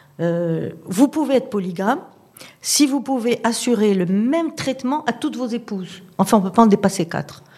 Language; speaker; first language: French; non-native, local second language; Arabic